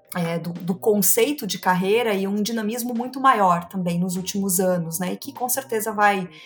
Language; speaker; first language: Portuguese; native; Portuguese